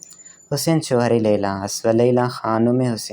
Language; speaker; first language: Persian; non-native, fluent; Urdu